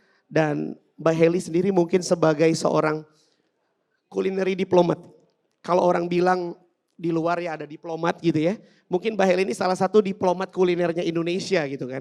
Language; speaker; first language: Indonesian; native; Indonesian